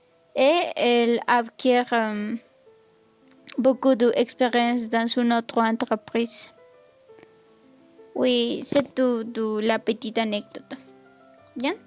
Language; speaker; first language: French; non-native, learner; Spanish